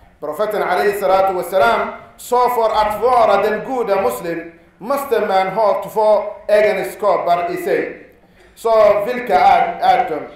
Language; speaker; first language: Swedish; non-native, fluent; Arabic